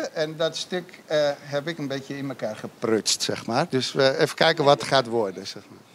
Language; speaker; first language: Dutch; non-native, fluent; Armenian